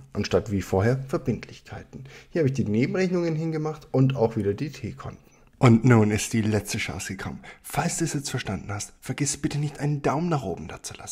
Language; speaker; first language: German; native; German